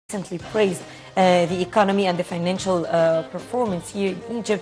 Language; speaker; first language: English; non-native, fluent; Arabic